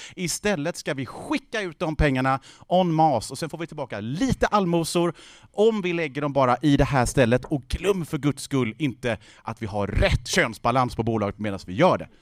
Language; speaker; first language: Swedish; native; Swedish